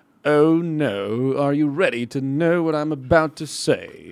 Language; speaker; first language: English; non-native, fluent; Portuguese